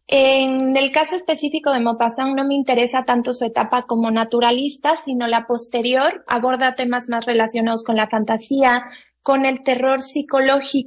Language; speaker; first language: Spanish; native; Spanish